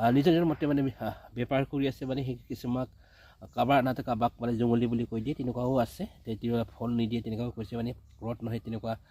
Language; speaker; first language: Assamese; native; Assamese